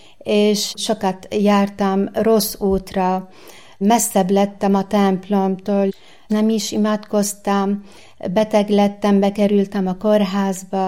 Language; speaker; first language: Hungarian; non-native, learner; Arabic